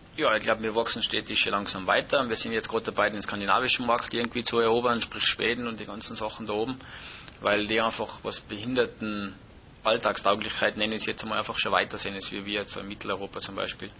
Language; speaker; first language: German; native; German